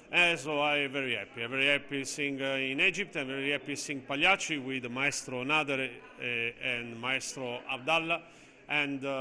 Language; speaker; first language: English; non-native, learner; Italian